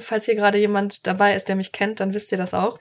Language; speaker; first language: German; native; German